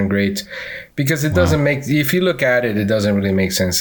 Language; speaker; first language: English; non-native, fluent; Spanish